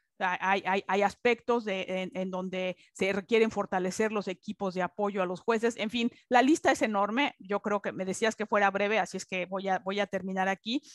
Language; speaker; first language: Spanish; native; Spanish